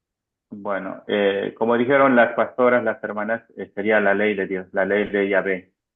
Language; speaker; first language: Spanish; native; Spanish